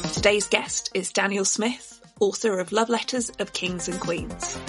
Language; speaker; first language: English; native; English